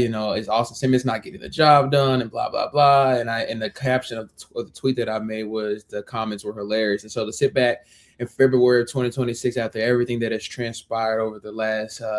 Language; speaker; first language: English; native; English